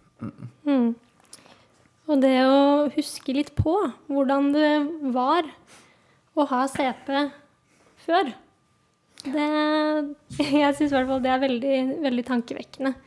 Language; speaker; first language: Norwegian; native; Norwegian